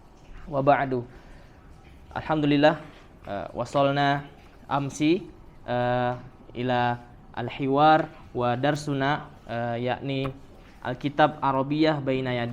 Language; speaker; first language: Arabic; non-native, fluent; Indonesian